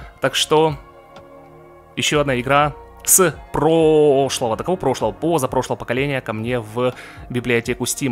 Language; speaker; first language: Russian; native; Russian